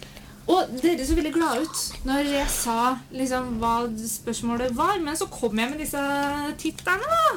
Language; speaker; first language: Norwegian; native; Norwegian